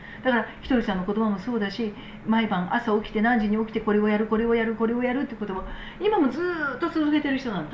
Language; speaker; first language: Japanese; native; Japanese